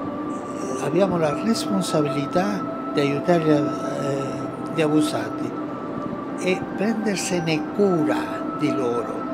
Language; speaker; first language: Italian; non-native, fluent; Spanish